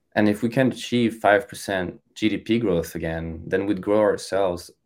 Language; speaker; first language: English; non-native, fluent; French